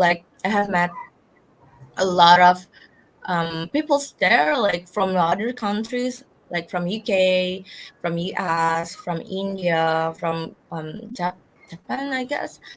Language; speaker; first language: English; non-native, learner; Indonesian